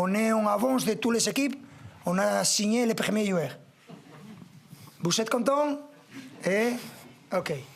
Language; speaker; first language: French; non-native, fluent; Spanish